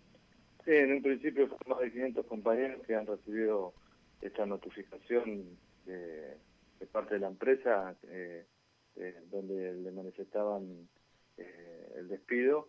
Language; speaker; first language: Spanish; native; Spanish